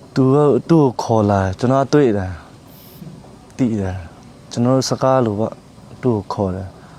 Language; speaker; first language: Burmese; non-native, local second language; Hakha Chin